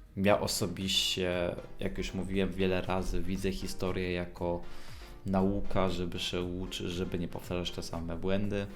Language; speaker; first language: Polish; early bilingual, heritage; Polish